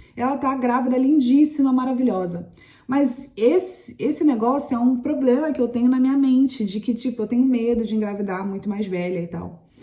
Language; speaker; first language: Portuguese; native; Portuguese